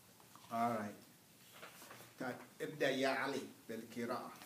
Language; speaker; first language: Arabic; non-native, fluent; English